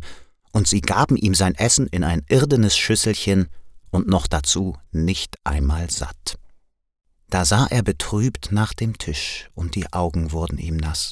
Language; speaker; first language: German; native; German